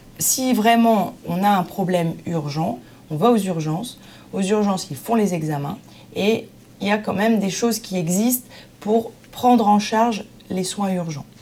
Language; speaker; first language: French; native; French